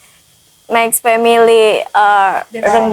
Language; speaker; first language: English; non-native, learner; Indonesian